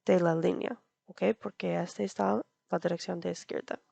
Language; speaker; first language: Spanish; non-native, learner; English